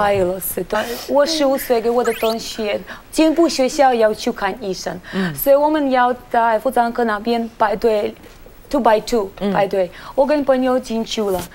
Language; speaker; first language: Chinese; non-native, learner; Russian